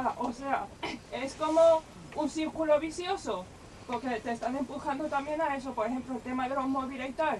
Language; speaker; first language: Spanish; native; Spanish